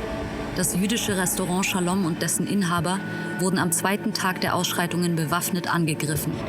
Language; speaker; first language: German; native; German